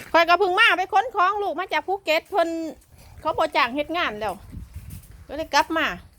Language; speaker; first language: Thai; native; Thai